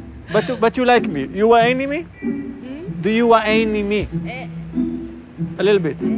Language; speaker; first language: English; non-native, fluent; Hebrew